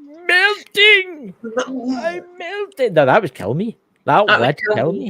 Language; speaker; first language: English; native; English